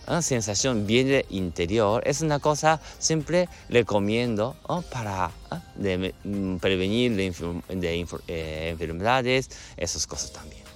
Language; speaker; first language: Spanish; non-native, learner; Japanese